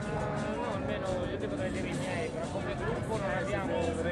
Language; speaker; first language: Italian; native; Italian